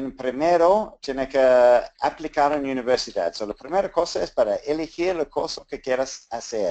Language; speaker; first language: Spanish; non-native, fluent; English